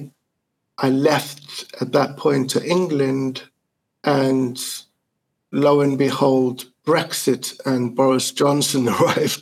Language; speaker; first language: English; native; English